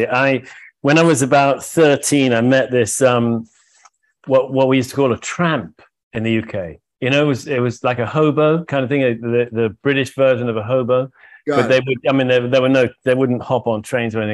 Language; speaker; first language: English; native; English